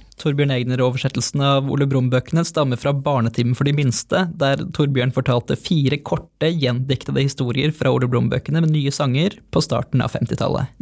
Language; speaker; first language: Norwegian; native; Norwegian